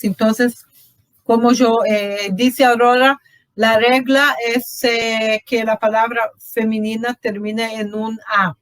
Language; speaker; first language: Spanish; non-native, fluent; Portuguese